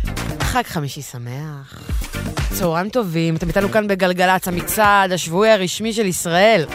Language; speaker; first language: Hebrew; native; Hebrew